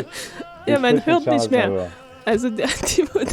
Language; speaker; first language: German; non-native, fluent; French